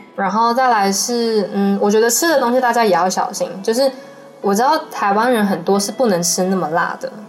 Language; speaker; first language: Chinese; native; Chinese